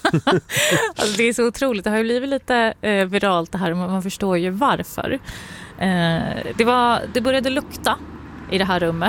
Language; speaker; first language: Swedish; native; Swedish